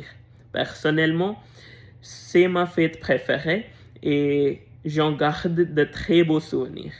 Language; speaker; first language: French; non-native, learner; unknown